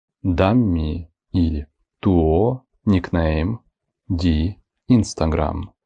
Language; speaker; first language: Italian; non-native, fluent; Ukrainian